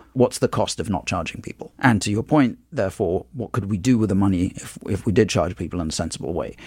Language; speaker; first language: English; native; English